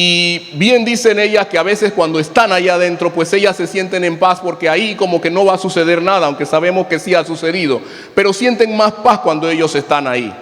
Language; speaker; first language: Spanish; native; Spanish